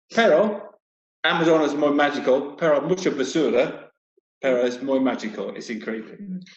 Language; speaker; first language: Spanish; non-native, learner; English